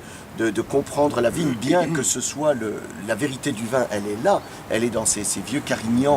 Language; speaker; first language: French; native; French